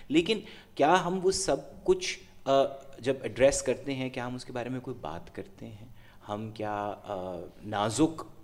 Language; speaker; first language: Urdu; non-native, local second language; Punjabi